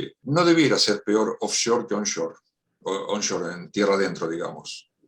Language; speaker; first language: Spanish; native; Spanish